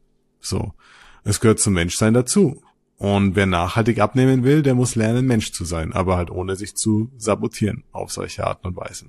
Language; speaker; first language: German; native; German